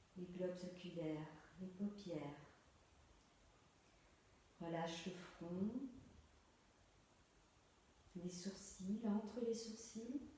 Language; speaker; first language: French; native; French